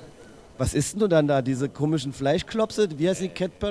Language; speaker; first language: German; native; German